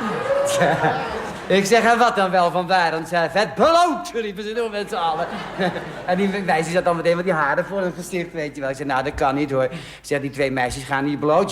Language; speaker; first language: Dutch; native; Dutch